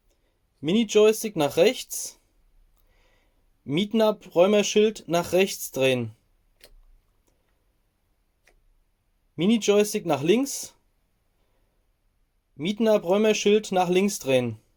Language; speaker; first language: German; native; German